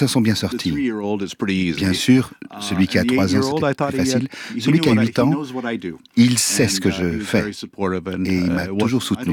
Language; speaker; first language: French; native; French